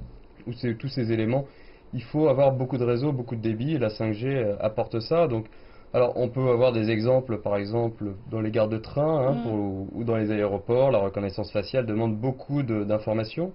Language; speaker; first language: French; native; French